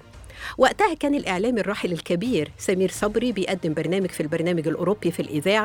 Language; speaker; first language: Arabic; native; Arabic